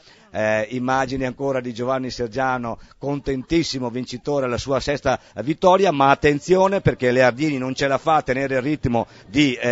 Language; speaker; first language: Italian; native; Italian